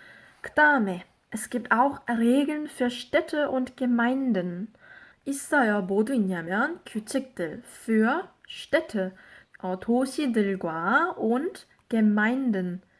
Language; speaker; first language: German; non-native, fluent; Korean